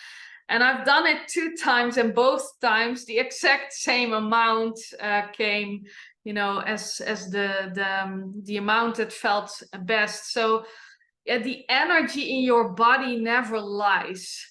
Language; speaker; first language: English; non-native, fluent; Dutch